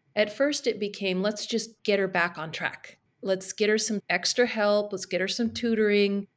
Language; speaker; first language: English; native; English